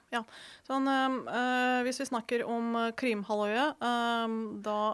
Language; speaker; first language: Norwegian; non-native, fluent; Ukrainian